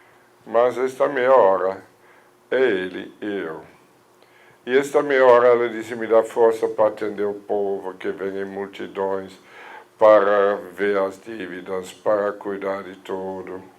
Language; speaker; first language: Portuguese; non-native, fluent; German